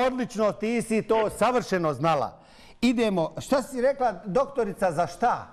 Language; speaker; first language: Bosnian; native; Bosnian